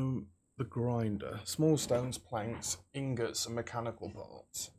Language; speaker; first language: English; native; English